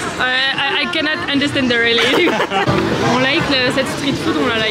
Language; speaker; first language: English; non-native, learner; French